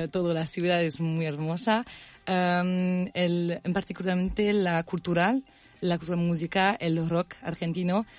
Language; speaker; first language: Spanish; non-native, learner; French